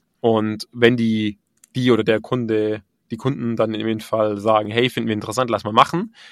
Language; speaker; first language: German; native; German